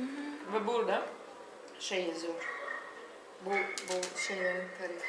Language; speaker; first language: Turkish; non-native, fluent; Russian